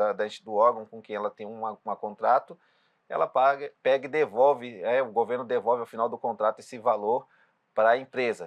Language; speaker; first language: Portuguese; native; Portuguese